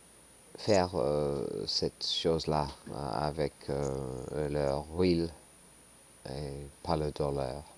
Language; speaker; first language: French; non-native, learner; English